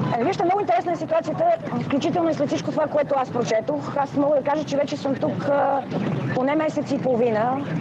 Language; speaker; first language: Bulgarian; native; Bulgarian